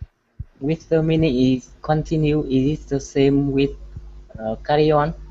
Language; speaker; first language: English; non-native, learner; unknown